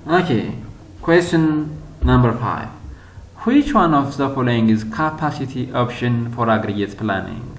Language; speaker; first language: English; non-native, local second language; Amharic